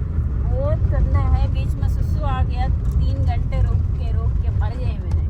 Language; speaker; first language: Hindi; non-native, local second language; Telugu